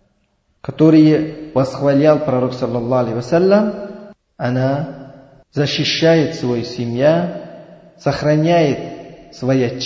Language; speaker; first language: Russian; non-native, learner; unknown